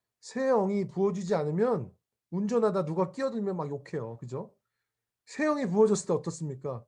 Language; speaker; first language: Korean; native; Korean